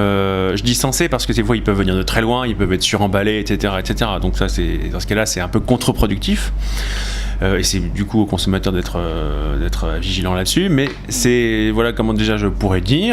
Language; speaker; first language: French; native; French